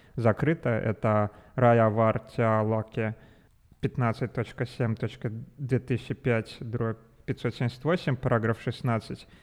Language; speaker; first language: Russian; native; Russian